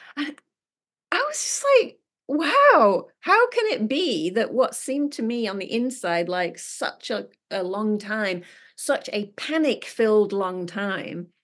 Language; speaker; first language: English; native; English